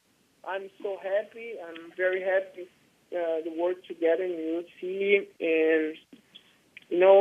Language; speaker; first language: English; non-native, learner; Portuguese